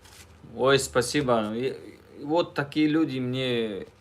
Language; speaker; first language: Russian; non-native, learner; Tajik